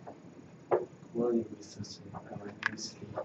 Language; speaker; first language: English; non-native, learner; Korean